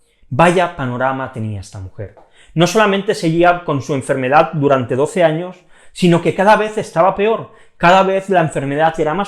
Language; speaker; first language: Spanish; native; Spanish